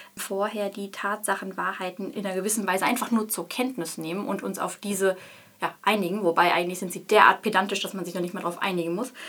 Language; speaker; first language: German; native; German